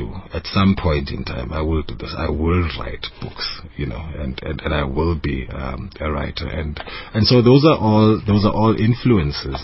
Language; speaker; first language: English; non-native, local second language; Zulu